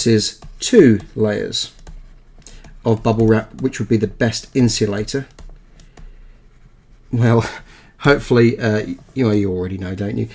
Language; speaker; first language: English; native; English